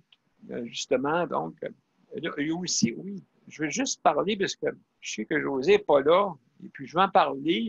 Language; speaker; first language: French; native; French